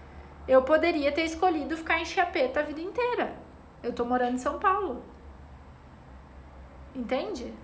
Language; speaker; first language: Portuguese; native; Portuguese